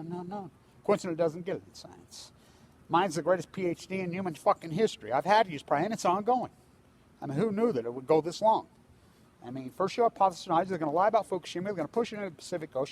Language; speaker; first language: English; native; English